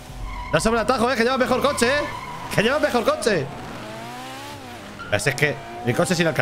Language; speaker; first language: Spanish; native; Spanish